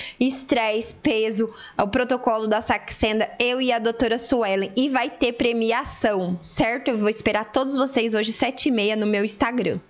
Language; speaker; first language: Portuguese; native; Portuguese